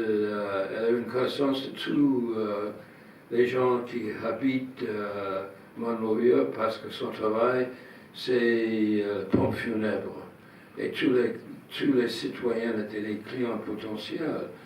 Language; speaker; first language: French; non-native, fluent; English